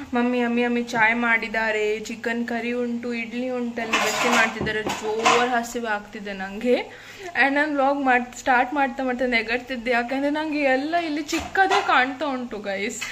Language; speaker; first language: Kannada; non-native, local second language; Konkani